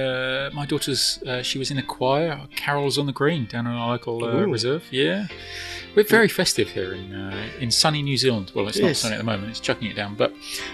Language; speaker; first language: English; native; English